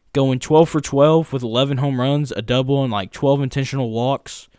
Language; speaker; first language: English; native; English